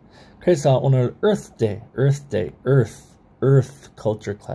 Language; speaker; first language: Korean; non-native, learner; English